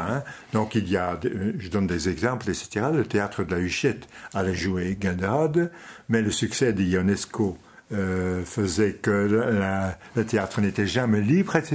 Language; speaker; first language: French; non-native, local second language; Dutch